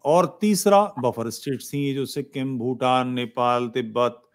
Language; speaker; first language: Hindi; native; Hindi